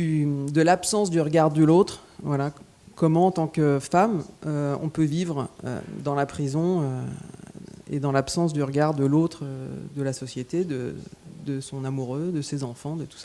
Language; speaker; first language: French; native; French